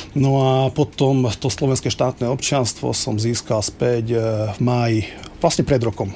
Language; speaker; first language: Slovak; non-native, local second language; Hungarian